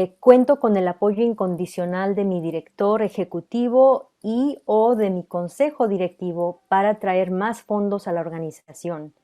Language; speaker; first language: Spanish; early bilingual, heritage; Spanish